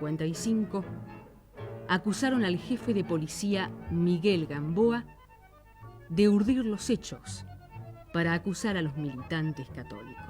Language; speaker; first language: Spanish; native; Spanish